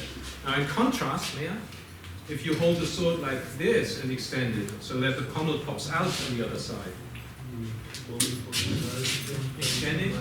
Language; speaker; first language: English; non-native, fluent; German